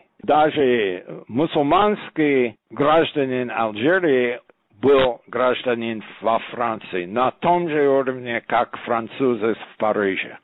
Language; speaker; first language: Russian; non-native, fluent; English